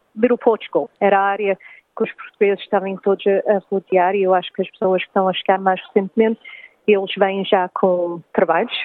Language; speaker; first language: Portuguese; early bilingual, heritage; English